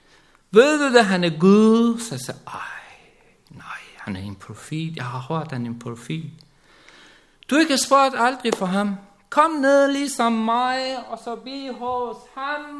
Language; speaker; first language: Danish; non-native, learner; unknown